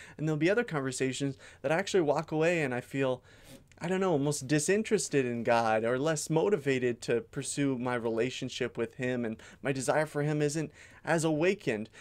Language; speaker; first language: English; native; English